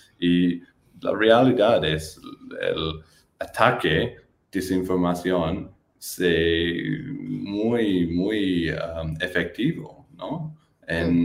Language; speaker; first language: Spanish; non-native, learner; English